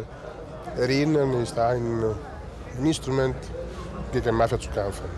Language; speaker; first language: German; non-native, learner; Italian